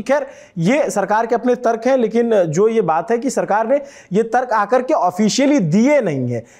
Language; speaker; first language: Hindi; native; Hindi